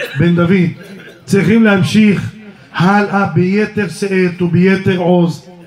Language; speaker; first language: Hebrew; early bilingual, other home language; Arabic